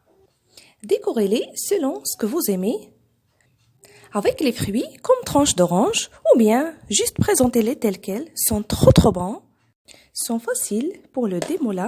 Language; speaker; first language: French; non-native, local second language; Arabic